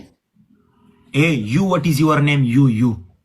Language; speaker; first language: English; non-native, learner; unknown